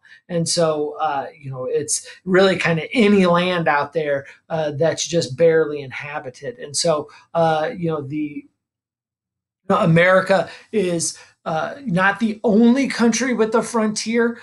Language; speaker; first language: English; native; English